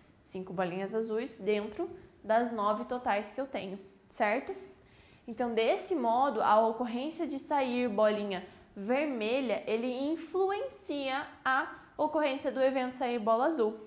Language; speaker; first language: Portuguese; native; Portuguese